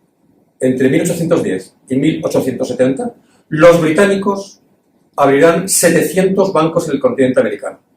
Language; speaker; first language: Spanish; native; Spanish